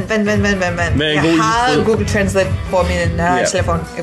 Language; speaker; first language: Danish; non-native, learner; English